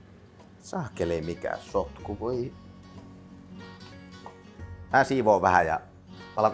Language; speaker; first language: Finnish; native; Finnish